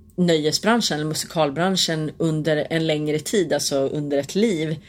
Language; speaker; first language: Swedish; native; Swedish